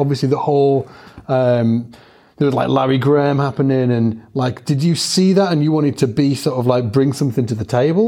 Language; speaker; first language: English; native; English